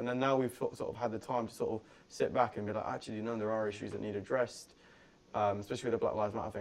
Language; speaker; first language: English; native; English